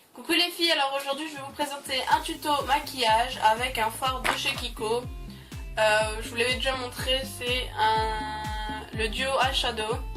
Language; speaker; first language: French; native; French